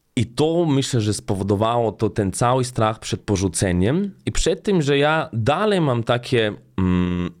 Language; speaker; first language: Polish; non-native, fluent; Slovenian